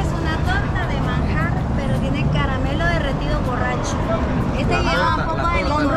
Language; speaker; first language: Spanish; native; Spanish